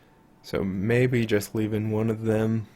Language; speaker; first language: English; native; English